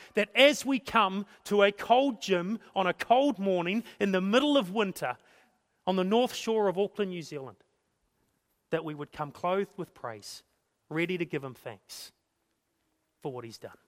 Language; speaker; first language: English; native; English